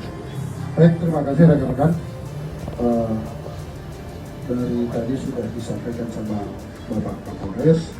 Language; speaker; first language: Indonesian; native; Indonesian